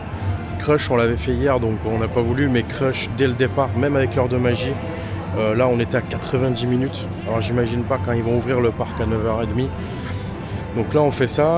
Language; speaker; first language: French; native; French